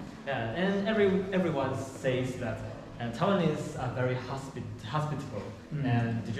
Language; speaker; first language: English; non-native, learner; Chinese